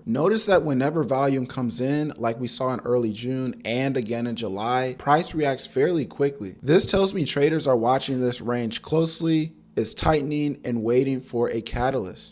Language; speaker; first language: English; native; English